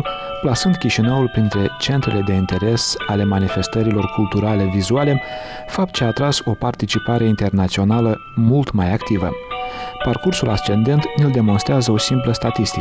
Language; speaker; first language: Romanian; native; Romanian